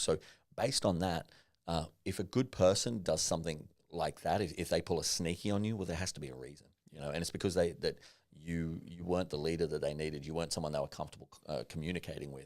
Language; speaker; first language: English; native; English